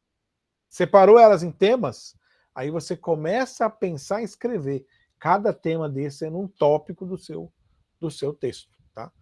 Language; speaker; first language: Portuguese; native; Portuguese